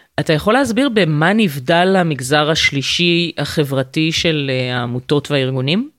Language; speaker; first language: Hebrew; native; Hebrew